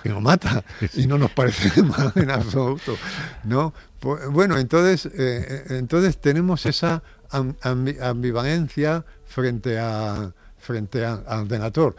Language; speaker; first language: Spanish; native; Spanish